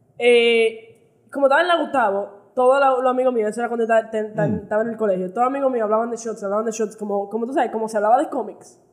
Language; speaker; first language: Spanish; early bilingual, heritage; Spanish